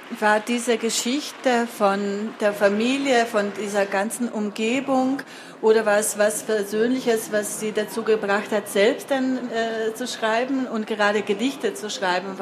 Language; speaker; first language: German; native; German